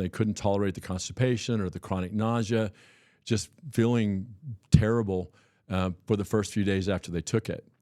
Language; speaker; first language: English; native; English